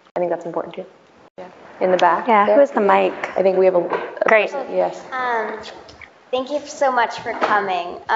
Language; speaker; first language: English; native; English